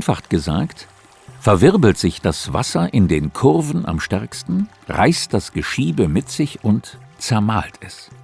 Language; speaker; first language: German; native; German